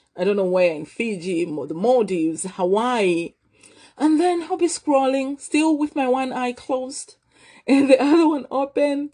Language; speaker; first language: English; non-native, local second language; Nyanja